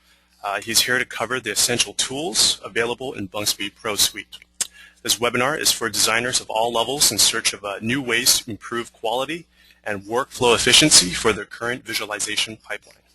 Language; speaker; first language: English; native; English